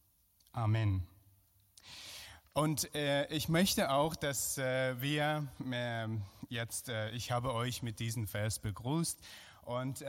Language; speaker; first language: German; non-native, fluent; Persian